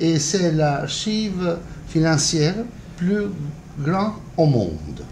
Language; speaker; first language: French; non-native, fluent; Italian